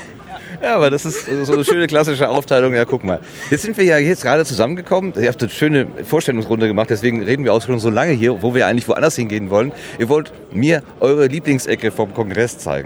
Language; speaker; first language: German; native; German